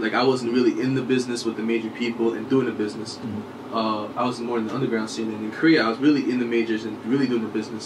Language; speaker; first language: English; early bilingual, other home language; Korean